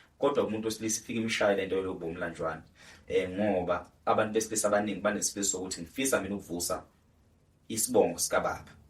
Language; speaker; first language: Zulu; native; Zulu